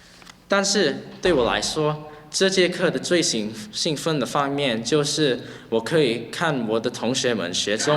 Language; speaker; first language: Chinese; non-native, learner; English